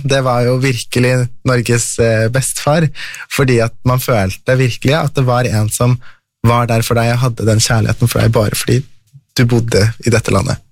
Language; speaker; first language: Norwegian; early bilingual, other home language; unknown